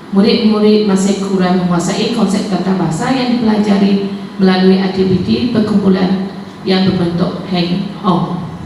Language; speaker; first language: Malay; non-native, local second language; Chinese